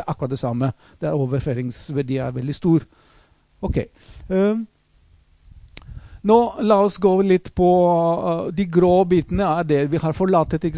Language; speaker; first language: Norwegian; non-native, fluent; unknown